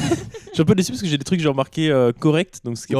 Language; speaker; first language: French; native; French